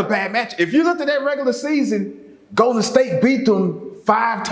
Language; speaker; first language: English; native; English